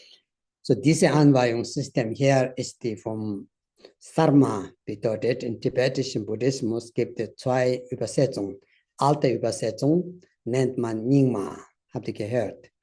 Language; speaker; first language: German; non-native, fluent; Tibetan